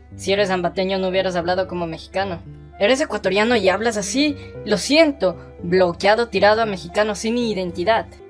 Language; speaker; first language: Spanish; native; Spanish